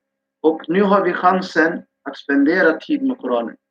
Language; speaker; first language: Swedish; non-native, fluent; Urdu